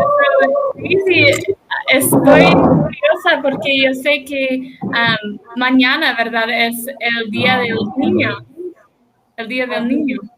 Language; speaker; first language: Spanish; non-native, learner; English